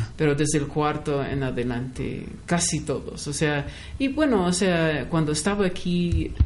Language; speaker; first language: Spanish; non-native, fluent; English